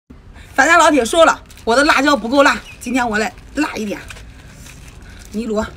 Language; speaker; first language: Chinese; native; Chinese